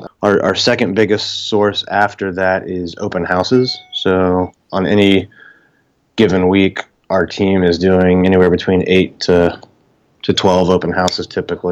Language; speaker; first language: English; native; English